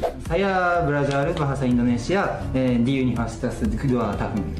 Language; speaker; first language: Indonesian; non-native, learner; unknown